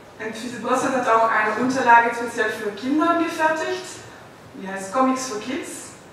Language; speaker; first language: German; non-native, fluent; Dutch